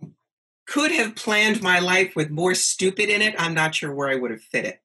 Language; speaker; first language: English; native; English